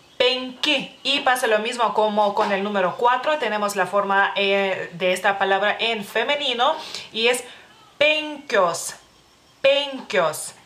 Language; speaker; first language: Spanish; non-native, fluent; Lithuanian